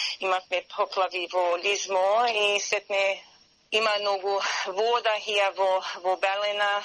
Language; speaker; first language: Macedonian; early bilingual, heritage; Macedonian